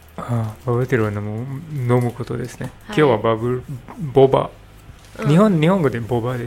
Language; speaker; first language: Japanese; non-native, learner; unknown